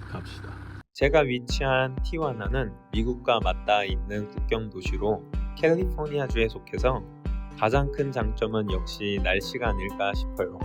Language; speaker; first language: Korean; native; Korean